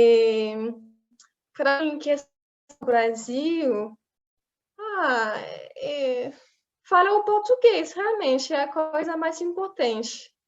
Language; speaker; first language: Portuguese; non-native, fluent; French